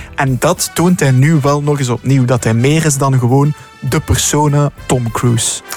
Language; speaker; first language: Dutch; native; Dutch